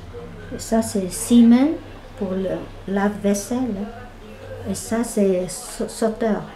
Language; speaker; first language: French; non-native, fluent; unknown